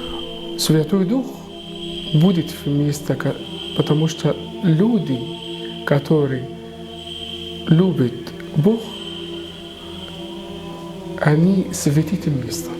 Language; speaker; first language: Russian; non-native, learner; Arabic